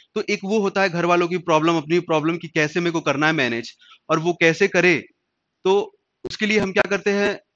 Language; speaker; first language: Hindi; native; Hindi